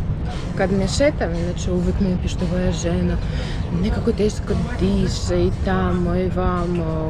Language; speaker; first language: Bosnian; non-native, learner; Ukrainian